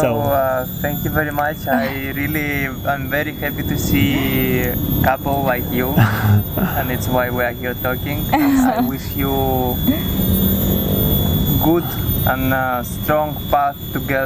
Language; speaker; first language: English; non-native, learner; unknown